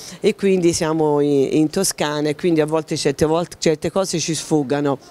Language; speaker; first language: Italian; native; Italian